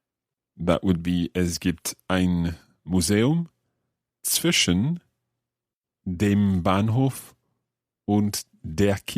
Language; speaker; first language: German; non-native, learner; English